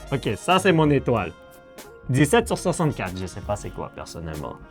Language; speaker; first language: French; native; French